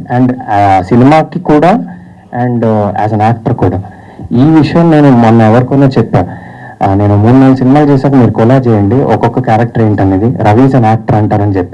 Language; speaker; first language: Telugu; native; Telugu